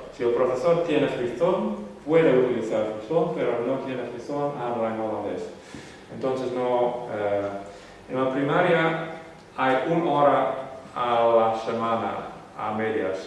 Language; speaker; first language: Spanish; non-native, fluent; Western Frisian